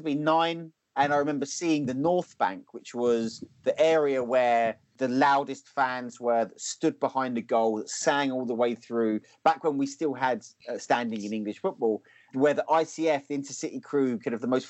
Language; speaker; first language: English; native; English